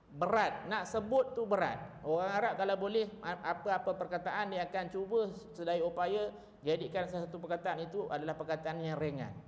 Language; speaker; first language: Malay; native; Malay